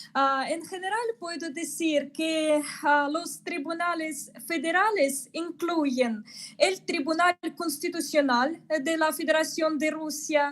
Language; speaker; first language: Spanish; non-native, fluent; Russian